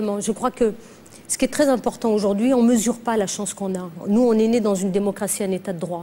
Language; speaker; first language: French; native; French